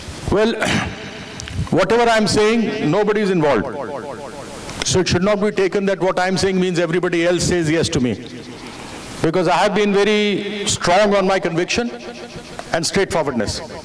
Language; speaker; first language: English; non-native, local second language; Hindi